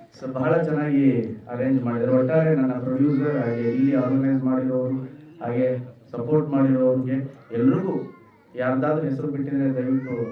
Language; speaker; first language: Kannada; native; Kannada